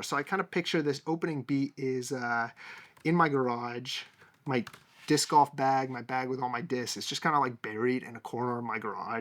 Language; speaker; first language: English; native; English